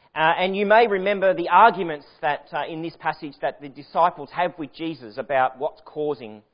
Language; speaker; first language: English; native; English